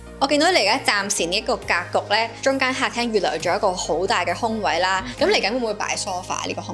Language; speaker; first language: Cantonese; native; Cantonese